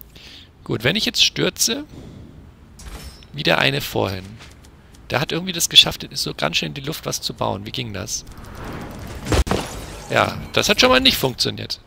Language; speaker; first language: German; native; German